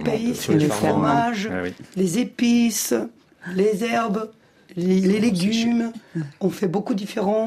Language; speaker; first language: French; non-native, fluent; Georgian